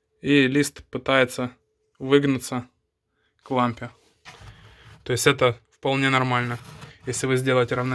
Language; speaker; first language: Russian; native; Russian